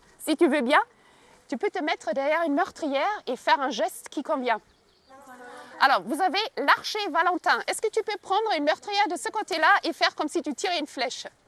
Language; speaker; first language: French; non-native, fluent; German